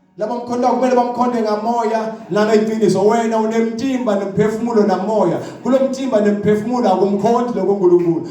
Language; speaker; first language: Zulu; non-native, local second language; Swati